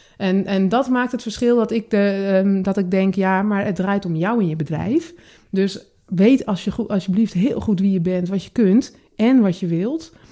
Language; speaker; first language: Dutch; native; Dutch